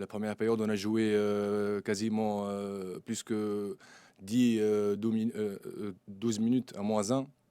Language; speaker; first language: French; non-native, local second language; Arabic